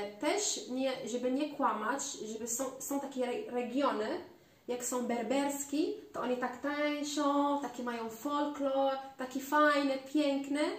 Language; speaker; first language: Polish; non-native, learner; Arabic